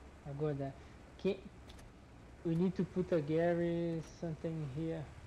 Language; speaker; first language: English; non-native, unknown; Portuguese